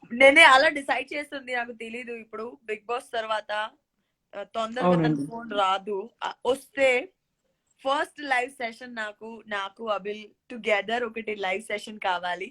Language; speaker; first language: Telugu; non-native, learner; Gujarati